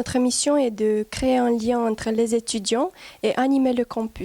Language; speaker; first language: French; non-native, fluent; Romanian